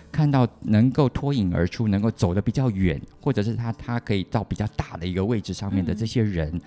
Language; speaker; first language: Chinese; native; Chinese